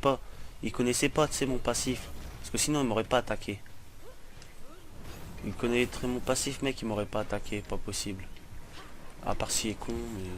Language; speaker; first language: French; native; French